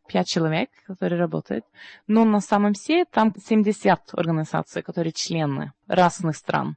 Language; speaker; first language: Russian; non-native, learner; Norwegian